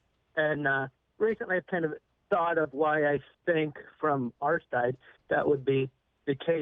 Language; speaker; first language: English; native; English